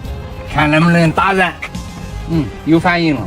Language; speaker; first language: Chinese; native; Chinese